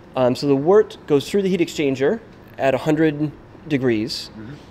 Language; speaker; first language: English; native; English